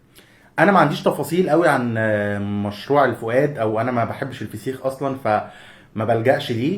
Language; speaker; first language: Arabic; native; Arabic